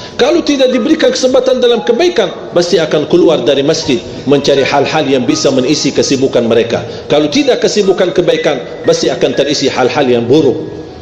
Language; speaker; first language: Malay; non-native, fluent; Arabic